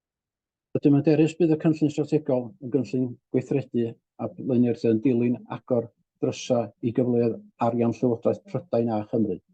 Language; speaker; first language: Welsh; native; Welsh